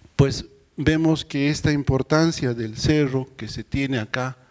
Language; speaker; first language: Spanish; native; Spanish